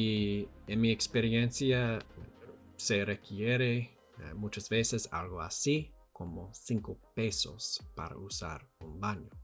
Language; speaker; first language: Spanish; non-native, learner; English